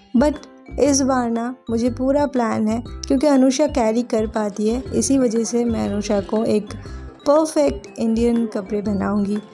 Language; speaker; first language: Hindi; native; Hindi